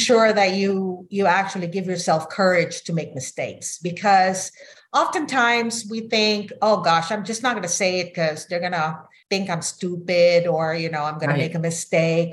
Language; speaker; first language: English; non-native, local second language; Filipino